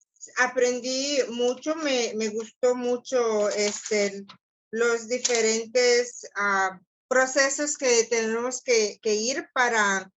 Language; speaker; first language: Spanish; non-native, local second language; English